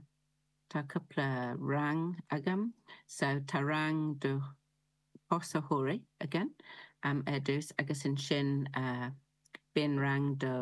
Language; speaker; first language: Irish; non-native, learner; English